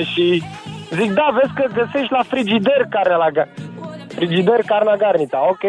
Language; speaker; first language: Romanian; native; Romanian